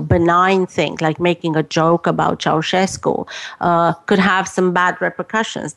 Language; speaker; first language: English; non-native, fluent; Romanian